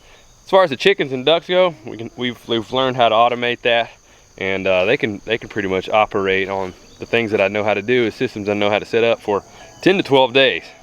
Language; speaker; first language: English; native; English